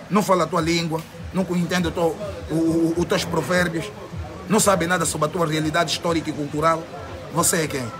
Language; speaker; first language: Portuguese; native; Portuguese